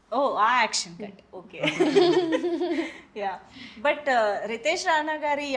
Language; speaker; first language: Telugu; native; Telugu